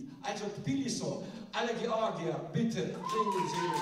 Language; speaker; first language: German; non-native, learner; Georgian